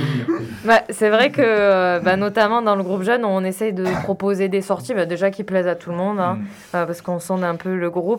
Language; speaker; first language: French; native; French